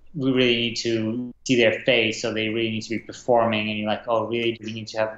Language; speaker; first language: English; non-native, fluent; Russian